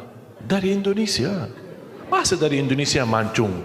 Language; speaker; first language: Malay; non-native, fluent; Arabic